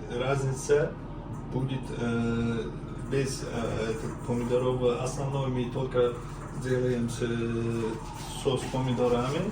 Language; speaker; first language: Russian; non-native, learner; Uzbek